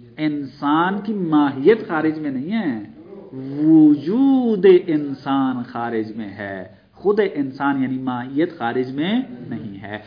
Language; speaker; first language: Urdu; non-native, local second language; Punjabi